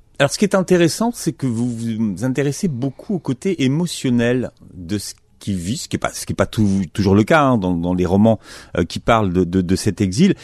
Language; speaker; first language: French; native; French